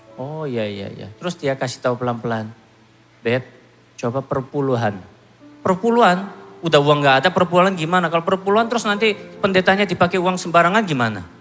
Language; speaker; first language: Indonesian; non-native, fluent; Korean